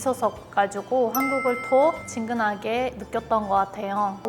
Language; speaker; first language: Korean; non-native, fluent; Turkish